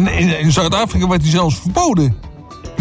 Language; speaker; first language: Dutch; native; Dutch